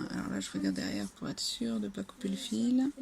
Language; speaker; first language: French; native; French